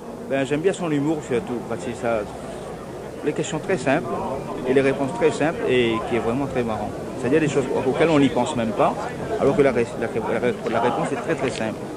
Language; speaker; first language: French; non-native, local second language; Morisyen